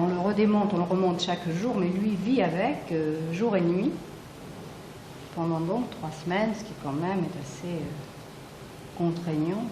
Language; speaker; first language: French; native; French